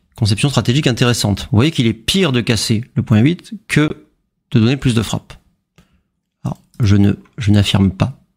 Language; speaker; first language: French; native; French